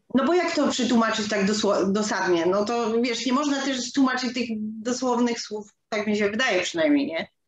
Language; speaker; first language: Polish; native; Polish